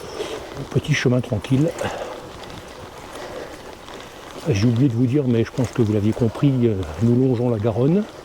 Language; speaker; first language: French; native; French